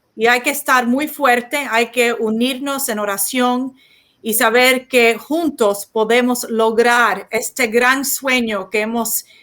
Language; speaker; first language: Spanish; early bilingual, heritage; Spanish